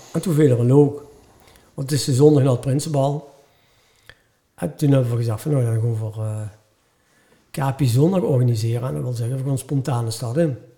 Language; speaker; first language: Dutch; native; Dutch